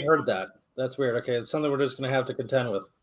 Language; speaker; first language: English; native; English